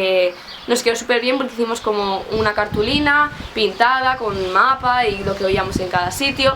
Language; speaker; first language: Spanish; native; Spanish